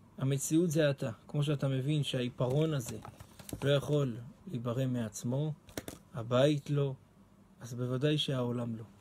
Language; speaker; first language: Hebrew; native; Hebrew